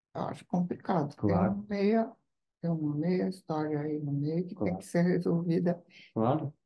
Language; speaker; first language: Portuguese; non-native, fluent; Italian